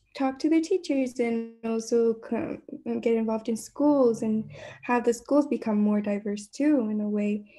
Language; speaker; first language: English; native; English